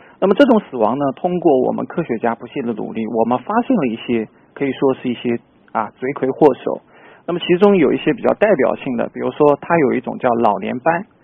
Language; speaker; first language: Chinese; native; Chinese